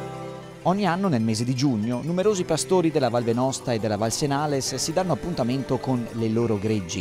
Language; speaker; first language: Italian; native; Italian